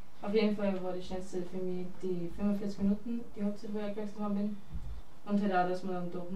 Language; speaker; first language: German; native; German